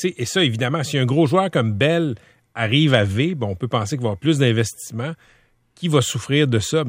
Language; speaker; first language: French; native; French